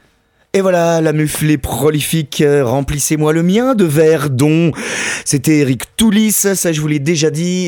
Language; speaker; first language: French; native; French